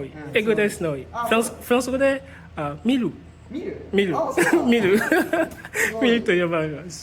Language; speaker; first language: Japanese; non-native, learner; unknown